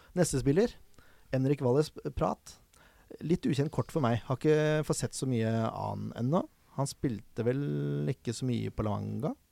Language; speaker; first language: Norwegian; native; Norwegian